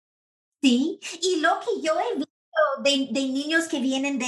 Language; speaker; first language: Spanish; non-native, fluent; English